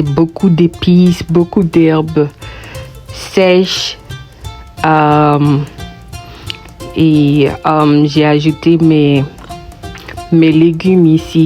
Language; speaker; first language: French; non-native, local second language; Haitian Creole